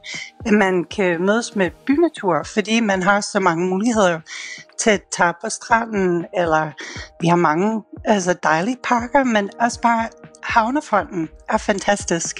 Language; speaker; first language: Danish; non-native, fluent; English